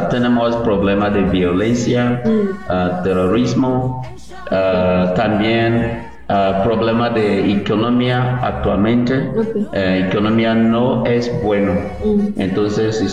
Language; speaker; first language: Spanish; non-native, learner; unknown